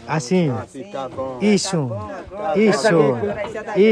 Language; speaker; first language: Portuguese; non-native, learner; Vietnamese